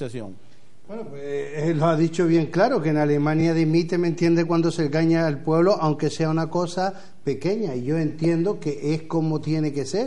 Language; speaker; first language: Spanish; native; Spanish